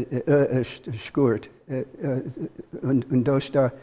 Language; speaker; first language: Albanian; non-native, learner; English